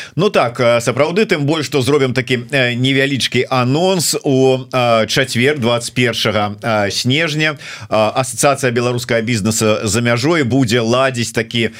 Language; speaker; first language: Belarusian; non-native, local second language; Russian